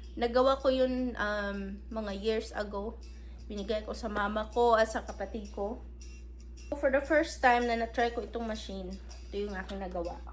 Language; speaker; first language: Filipino; non-native, local second language; Cebuano